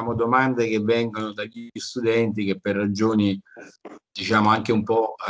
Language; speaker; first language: Italian; native; Italian